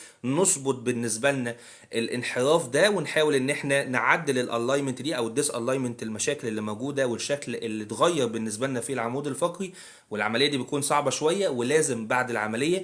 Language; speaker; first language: Arabic; native; Arabic